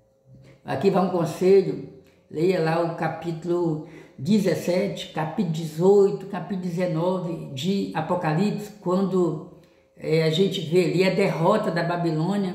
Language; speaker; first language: Portuguese; native; Portuguese